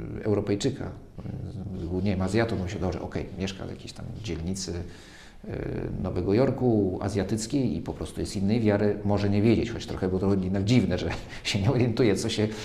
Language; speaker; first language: Polish; native; Polish